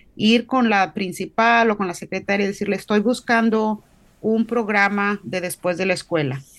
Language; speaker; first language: Spanish; native; Spanish